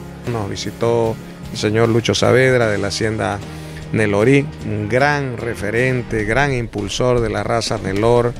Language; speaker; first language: Spanish; native; Spanish